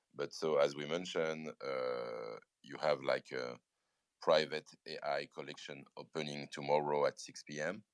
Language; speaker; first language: English; non-native, fluent; French